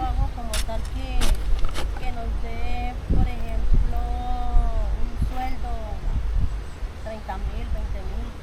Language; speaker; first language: Spanish; native; Spanish